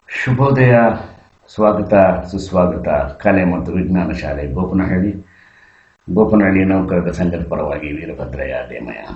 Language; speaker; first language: Kannada; native; Kannada